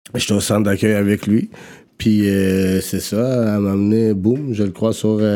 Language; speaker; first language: French; early bilingual, other home language; Rundi